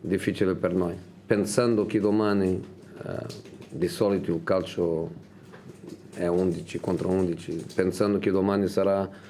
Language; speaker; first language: Italian; non-native, fluent; Portuguese